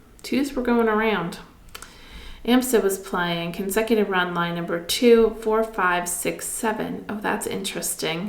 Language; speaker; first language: English; native; English